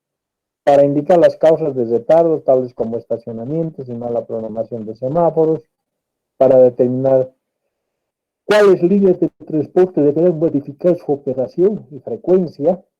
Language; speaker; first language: Spanish; native; Spanish